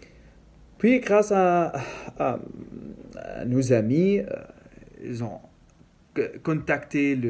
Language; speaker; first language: French; non-native, learner; Arabic